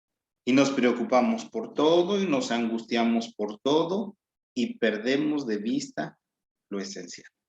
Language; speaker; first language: Spanish; native; Spanish